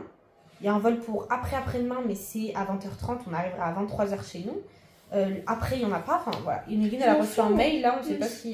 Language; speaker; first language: French; native; French